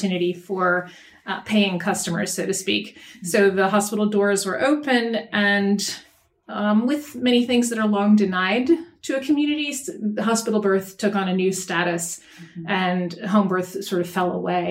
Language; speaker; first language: English; native; English